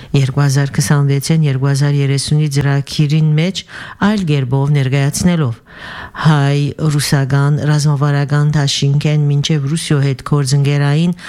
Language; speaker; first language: Armenian; native; Armenian